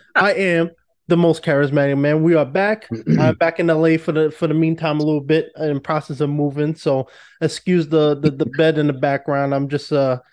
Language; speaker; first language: English; native; English